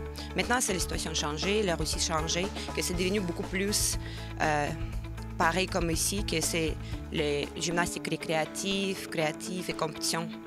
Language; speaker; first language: French; non-native, fluent; Russian